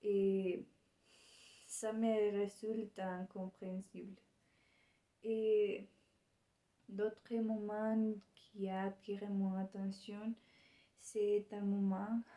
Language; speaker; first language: French; non-native, learner; Spanish